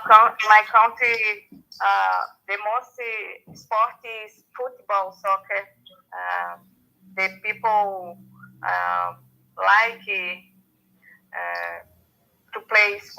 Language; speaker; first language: English; non-native, learner; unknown